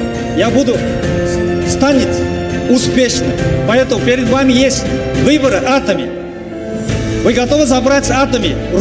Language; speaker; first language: Russian; non-native, learner; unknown